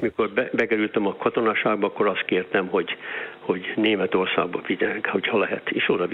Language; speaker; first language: Hungarian; early bilingual, heritage; Hungarian